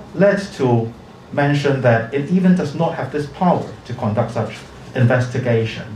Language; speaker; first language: English; non-native, local second language; Cantonese